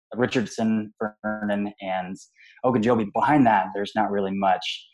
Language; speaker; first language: English; native; English